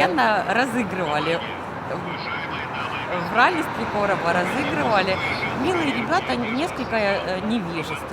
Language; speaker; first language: Russian; native; Russian